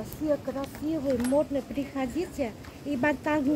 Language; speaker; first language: Russian; non-native, learner; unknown